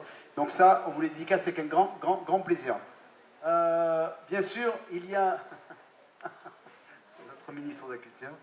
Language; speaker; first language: French; native; French